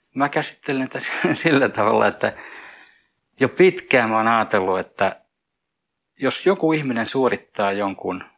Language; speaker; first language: Finnish; native; Finnish